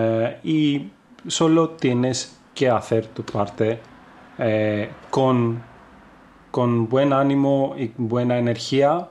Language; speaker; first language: Spanish; non-native, fluent; Greek